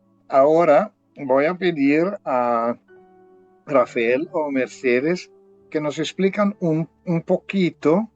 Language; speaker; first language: Spanish; non-native, fluent; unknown